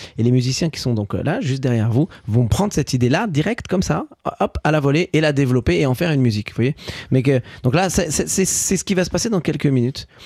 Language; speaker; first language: French; early bilingual, other home language; Arabic